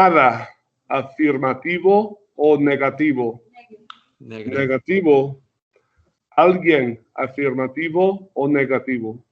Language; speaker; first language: Spanish; non-native, fluent; English